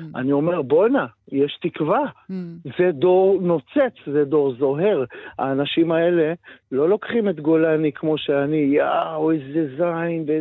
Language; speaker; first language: Hebrew; native; Hebrew